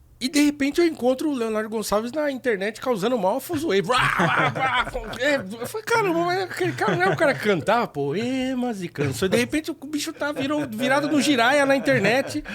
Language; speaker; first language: Portuguese; native; Portuguese